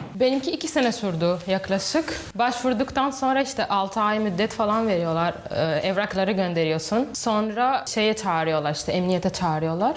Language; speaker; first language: Turkish; non-native, fluent; Arabic